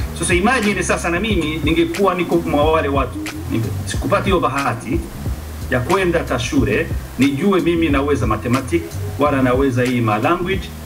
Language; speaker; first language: Swahili; non-native, local second language; Rundi